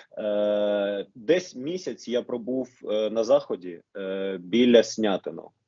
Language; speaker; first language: Ukrainian; non-native, local second language; Russian